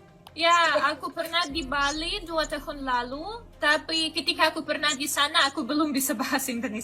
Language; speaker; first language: Indonesian; non-native, learner; Russian